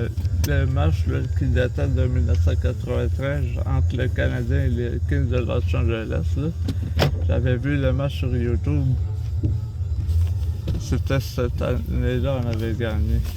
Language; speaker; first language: French; native; French